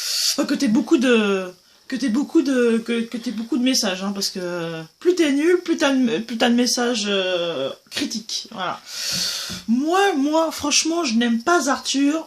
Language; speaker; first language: French; native; French